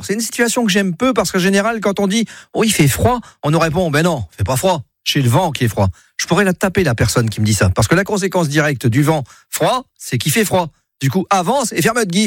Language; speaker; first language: French; native; French